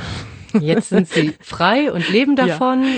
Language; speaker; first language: German; native; German